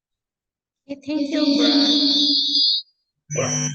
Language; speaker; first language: English; non-native, fluent; Indonesian